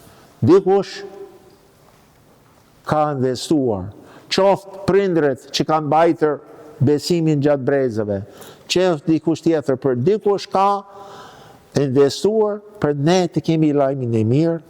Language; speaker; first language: Albanian; non-native, fluent; English